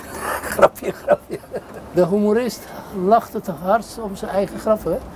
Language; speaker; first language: Dutch; non-native, fluent; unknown